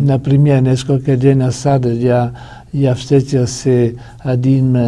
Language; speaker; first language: Russian; non-native, learner; Italian